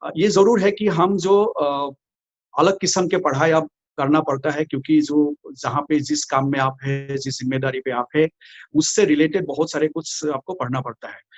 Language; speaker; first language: Hindi; non-native, local second language; Assamese